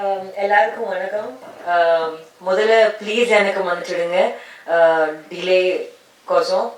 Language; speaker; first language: Tamil; non-native, local second language; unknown